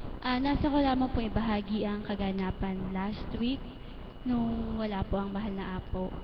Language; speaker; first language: Filipino; native; Filipino